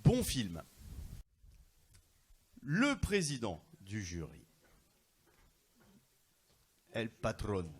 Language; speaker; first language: French; native; French